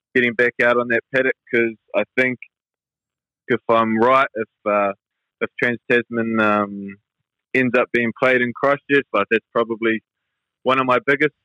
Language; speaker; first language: English; native; English